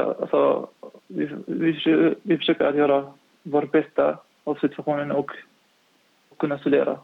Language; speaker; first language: Swedish; non-native, fluent; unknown